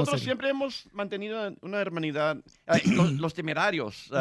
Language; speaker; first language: Spanish; early bilingual, heritage; Spanish